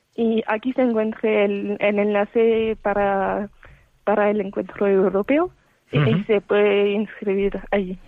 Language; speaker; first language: Spanish; non-native, fluent; French